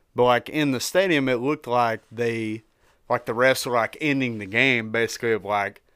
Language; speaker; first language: English; native; English